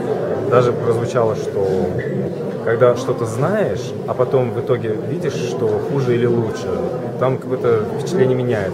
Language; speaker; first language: Russian; native; Russian